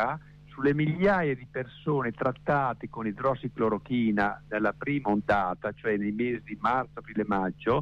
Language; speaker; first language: Italian; native; Italian